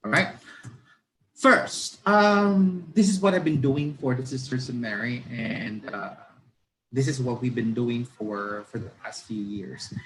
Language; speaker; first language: English; non-native, local second language; Filipino